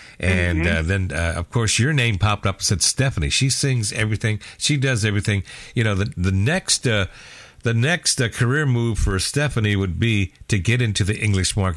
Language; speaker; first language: English; native; English